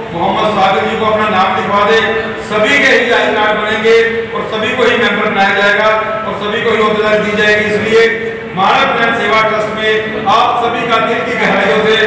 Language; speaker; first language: Hindi; non-native, local second language; Punjabi